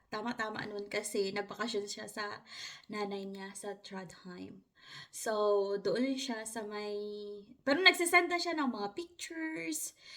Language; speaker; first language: Filipino; non-native, local second language; Hiligaynon